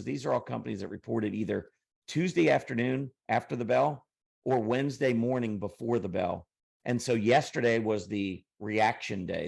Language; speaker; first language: English; native; English